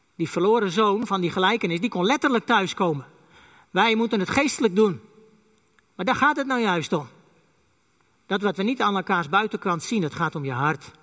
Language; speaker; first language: Dutch; non-native, local second language; Western Frisian